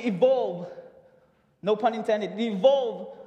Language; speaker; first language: English; non-native, local second language; Filipino